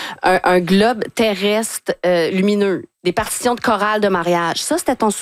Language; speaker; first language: French; native; French